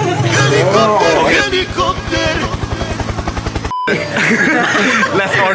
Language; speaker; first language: English; non-native, fluent; Indonesian